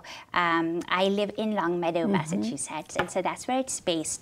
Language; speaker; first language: English; non-native, local second language; Urdu